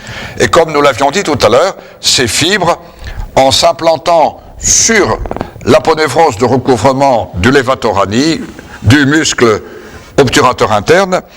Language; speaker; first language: French; native; French